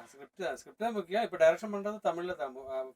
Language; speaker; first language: Tamil; non-native, learner; Malayalam